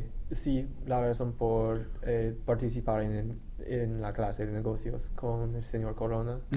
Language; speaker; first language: Spanish; non-native, fluent; English